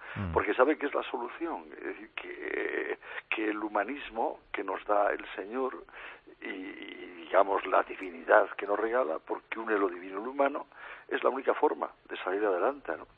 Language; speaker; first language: Spanish; native; Spanish